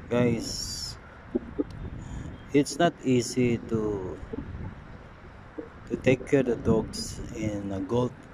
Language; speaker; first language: English; non-native, local second language; Filipino